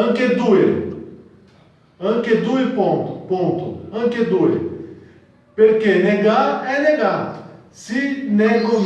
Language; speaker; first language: Italian; non-native, learner; Portuguese